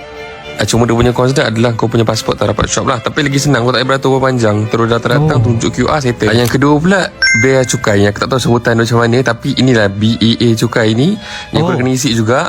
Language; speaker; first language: Malay; native; Malay